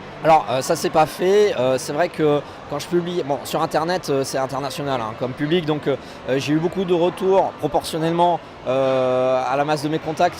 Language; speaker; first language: French; native; French